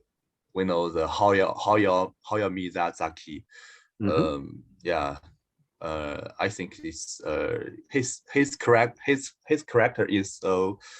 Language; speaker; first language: English; non-native, learner; Chinese